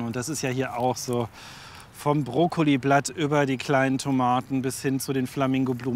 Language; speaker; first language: German; native; German